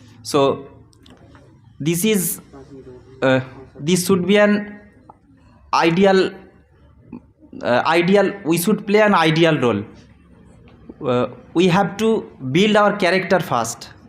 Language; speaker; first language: English; non-native, local second language; Bangla